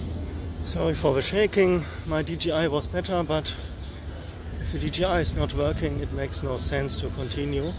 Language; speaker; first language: English; non-native, fluent; German